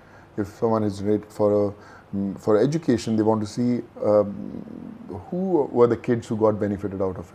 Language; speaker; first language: English; non-native, local second language; Punjabi